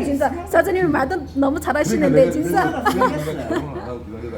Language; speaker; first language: Korean; non-native, local second language; Chinese